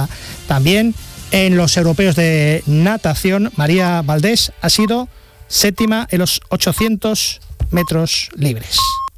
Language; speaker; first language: Spanish; native; Spanish